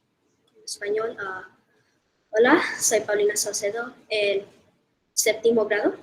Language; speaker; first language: Spanish; early bilingual, heritage; Spanish